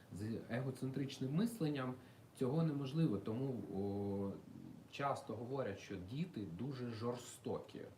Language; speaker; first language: Ukrainian; non-native, local second language; Russian